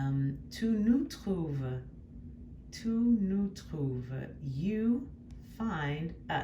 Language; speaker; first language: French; non-native, fluent; English